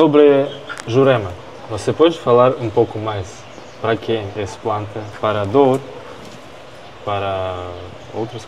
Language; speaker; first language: Portuguese; non-native, learner; Russian